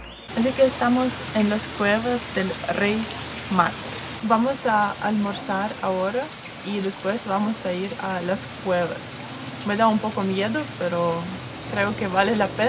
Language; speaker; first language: Spanish; non-native, fluent; Russian